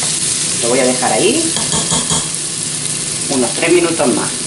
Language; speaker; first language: Spanish; native; Spanish